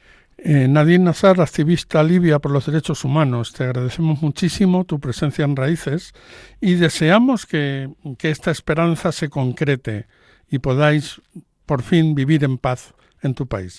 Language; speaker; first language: Spanish; native; Spanish